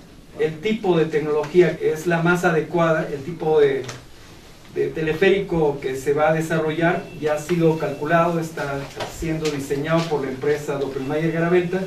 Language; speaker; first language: Spanish; native; Spanish